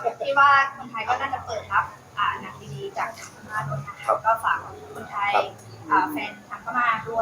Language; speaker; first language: Thai; non-native, fluent; Burmese